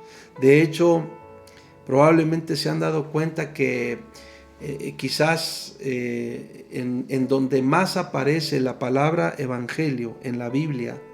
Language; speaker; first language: Spanish; native; Spanish